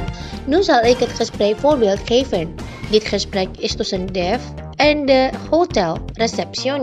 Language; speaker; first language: Dutch; non-native, fluent; Indonesian